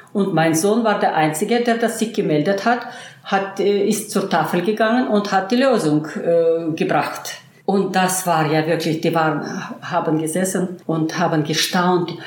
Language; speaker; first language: German; early bilingual, heritage; German